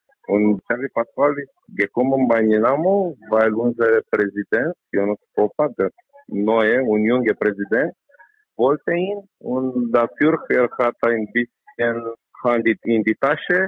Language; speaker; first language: German; non-native, learner; Romanian